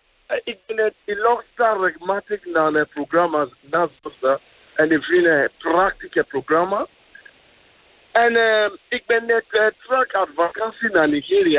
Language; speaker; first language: Dutch; non-native, learner; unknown